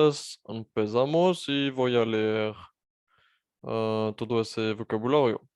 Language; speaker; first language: Spanish; non-native, fluent; French